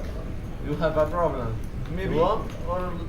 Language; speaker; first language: English; non-native, learner; Polish